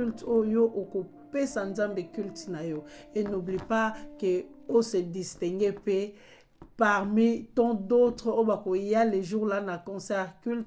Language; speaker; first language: French; non-native, local second language; Lingala